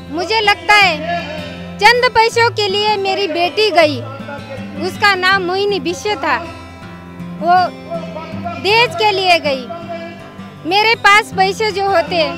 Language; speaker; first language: Hindi; non-native, local second language; Marathi